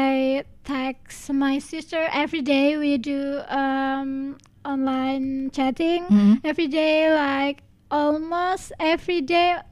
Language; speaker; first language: English; non-native, learner; Indonesian